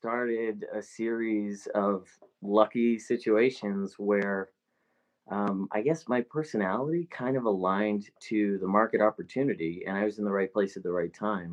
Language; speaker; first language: English; native; English